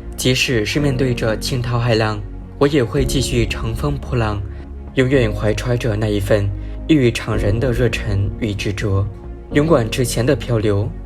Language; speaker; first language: Chinese; non-native, fluent; Vietnamese